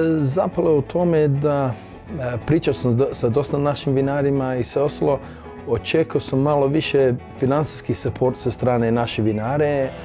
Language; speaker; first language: Croatian; early bilingual, heritage; Croatian